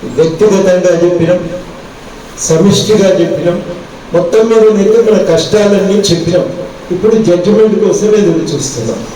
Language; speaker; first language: Telugu; native; Telugu